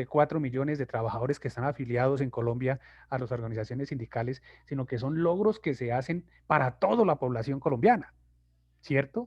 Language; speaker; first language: Spanish; native; Spanish